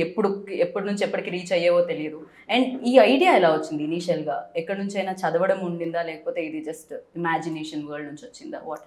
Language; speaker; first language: Telugu; native; Telugu